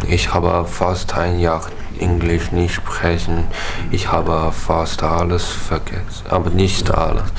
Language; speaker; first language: German; non-native, learner; Chinese